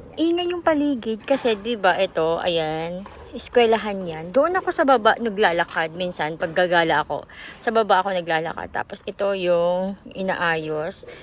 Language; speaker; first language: Filipino; native; Filipino